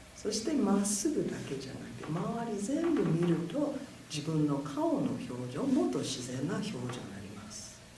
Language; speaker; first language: Japanese; non-native, fluent; English